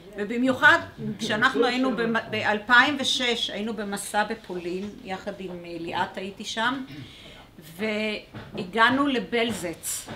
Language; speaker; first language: Hebrew; early bilingual, other home language; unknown